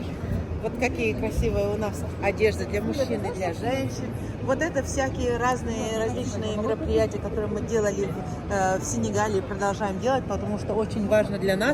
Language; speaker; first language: Russian; non-native, fluent; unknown